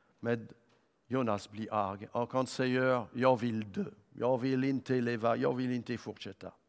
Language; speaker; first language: Swedish; non-native, fluent; French